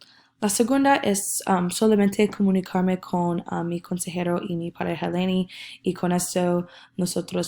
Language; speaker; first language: Spanish; non-native, learner; English